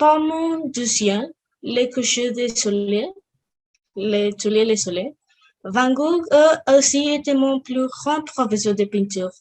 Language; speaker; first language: French; non-native, learner; Spanish